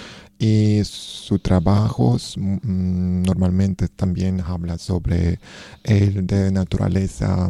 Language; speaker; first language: Spanish; non-native, learner; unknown